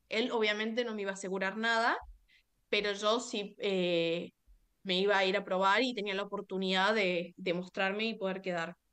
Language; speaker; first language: Spanish; native; Spanish